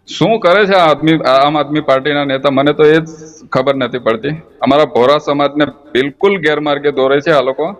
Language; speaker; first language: Gujarati; non-native, local second language; Vasavi